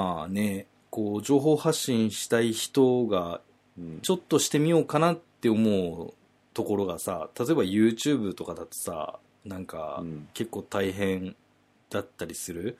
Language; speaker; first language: Japanese; native; Japanese